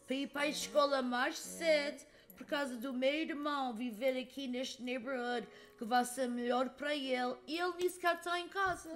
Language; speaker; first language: Portuguese; early bilingual, heritage; Portuguese